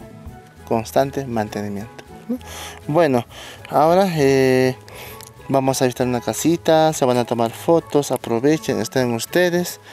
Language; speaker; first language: Spanish; native; Spanish